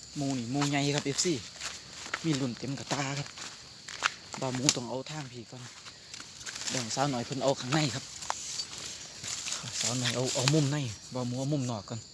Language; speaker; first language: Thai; non-native, local second language; Northeastern Thai